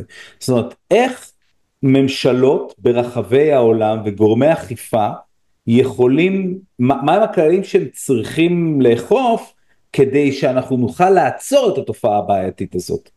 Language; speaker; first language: Hebrew; native; Hebrew